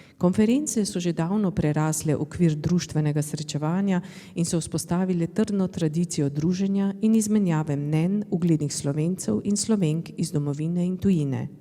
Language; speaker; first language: Slovenian; native; Slovenian